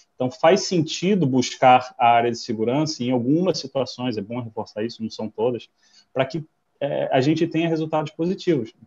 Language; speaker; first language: Portuguese; non-native, fluent; English